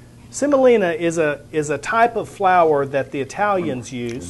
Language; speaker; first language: English; native; English